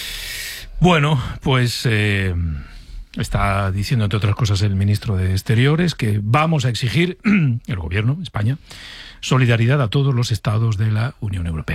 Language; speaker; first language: Spanish; native; Spanish